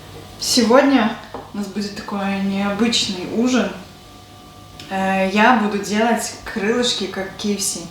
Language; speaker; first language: Russian; native; Russian